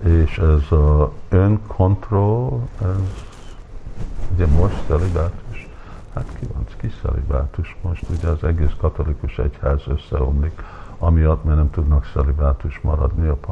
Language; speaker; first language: Hungarian; early bilingual, heritage; Hungarian